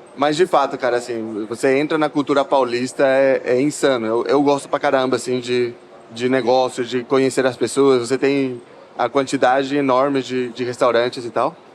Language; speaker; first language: Portuguese; non-native, fluent; Spanish